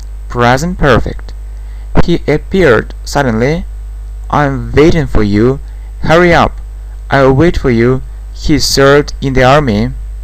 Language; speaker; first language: English; non-native, fluent; Russian